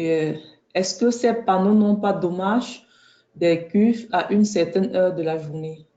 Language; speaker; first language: French; native; French